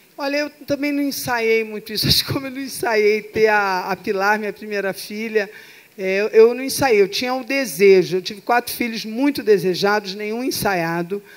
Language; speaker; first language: Portuguese; native; Portuguese